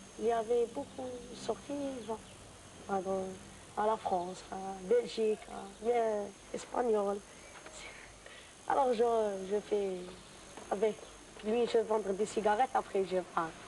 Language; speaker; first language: French; non-native, learner; Arabic